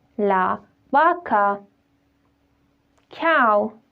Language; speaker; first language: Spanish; non-native, fluent; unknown